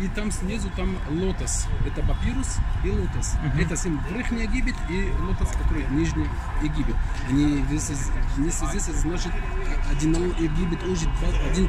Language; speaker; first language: Russian; non-native, learner; Arabic